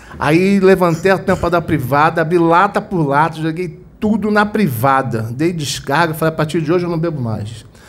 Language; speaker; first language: Portuguese; native; Portuguese